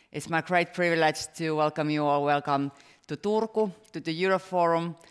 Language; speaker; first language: English; non-native, fluent; Finnish